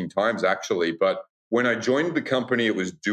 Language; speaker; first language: English; native; English